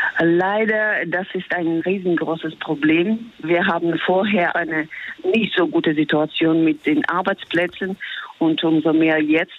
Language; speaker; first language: German; non-native, fluent; Ukrainian